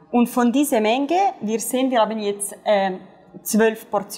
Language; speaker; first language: German; non-native, fluent; Italian